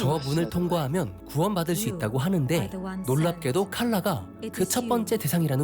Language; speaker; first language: Korean; native; Korean